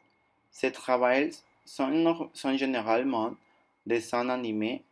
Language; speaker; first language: French; non-native, learner; Spanish